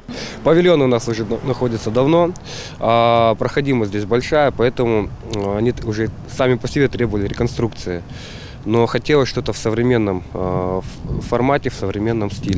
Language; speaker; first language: Russian; native; Russian